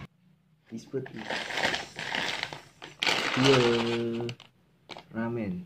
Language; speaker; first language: English; non-native, learner; Indonesian